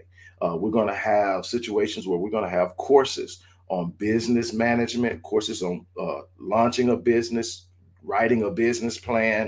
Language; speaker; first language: English; native; English